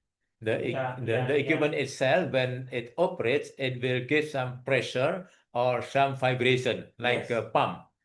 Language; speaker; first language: English; non-native, learner; Indonesian